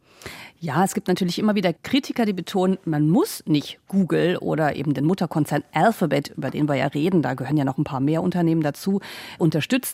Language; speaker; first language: German; native; German